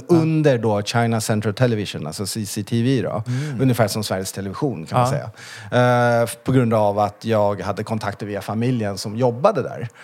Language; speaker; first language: Swedish; early bilingual, other home language; Chinese